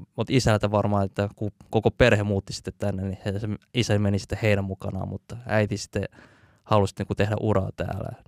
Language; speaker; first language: Finnish; early bilingual, other home language; Vietnamese